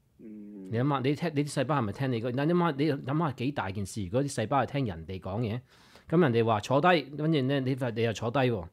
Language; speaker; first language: Cantonese; early bilingual, heritage; Cantonese